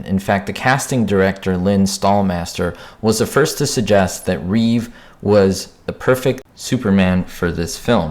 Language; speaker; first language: English; native; English